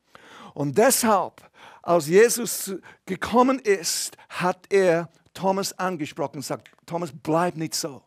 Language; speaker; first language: German; non-native, fluent; English